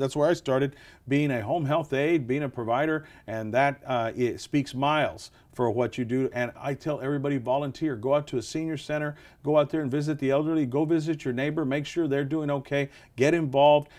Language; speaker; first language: English; native; English